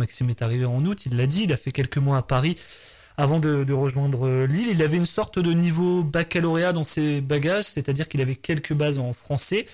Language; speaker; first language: French; native; French